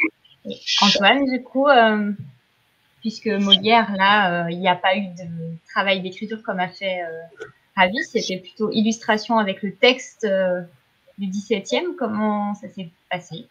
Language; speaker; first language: French; native; French